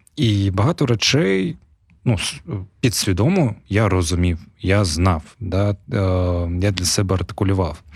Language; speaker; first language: Ukrainian; non-native, local second language; Russian